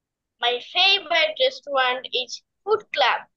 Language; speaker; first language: English; non-native, learner; Bangla